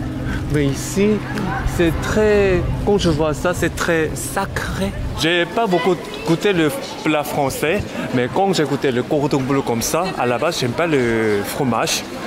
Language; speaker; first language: French; non-native, learner; Korean